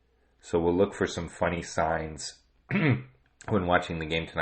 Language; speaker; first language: English; native; English